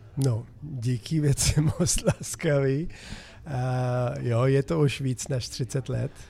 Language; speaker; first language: Czech; non-native, fluent; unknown